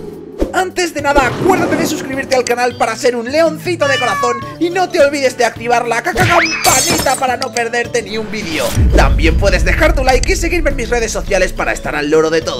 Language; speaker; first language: Spanish; native; Spanish